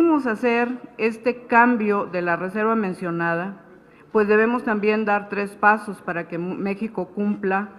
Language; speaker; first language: Spanish; native; Spanish